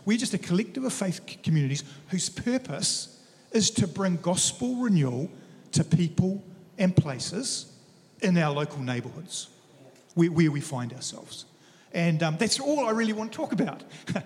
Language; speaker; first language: English; native; English